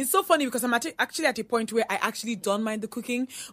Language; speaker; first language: English; non-native, local second language; Igbo